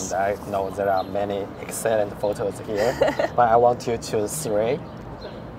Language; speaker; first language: English; non-native, fluent; Chinese